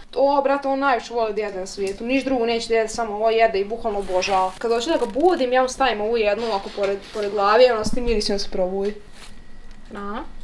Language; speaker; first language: Serbian; early bilingual, heritage; Serbian